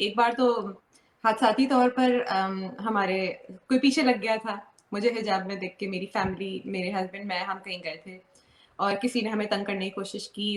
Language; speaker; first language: Urdu; native; Urdu